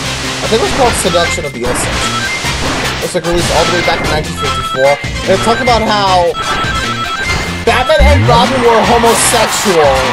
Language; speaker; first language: English; native; English